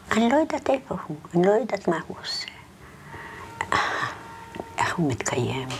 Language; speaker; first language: Hebrew; non-native, fluent; Polish